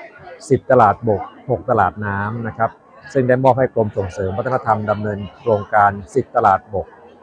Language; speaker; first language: Thai; native; Thai